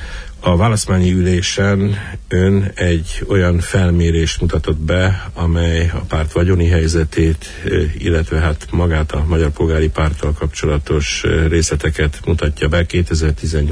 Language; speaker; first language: Hungarian; native; Hungarian